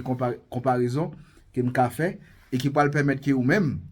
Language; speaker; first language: French; non-native, local second language; Haitian Creole